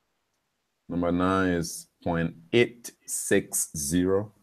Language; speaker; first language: English; native; English